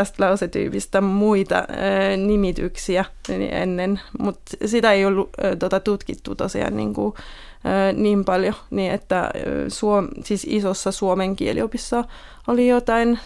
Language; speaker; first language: Finnish; non-native, fluent; French